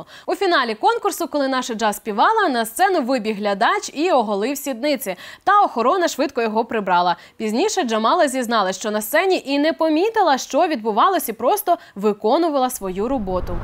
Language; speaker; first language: Ukrainian; native; Ukrainian